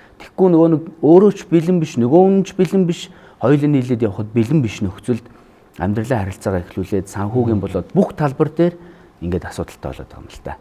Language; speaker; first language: Mongolian; native; Mongolian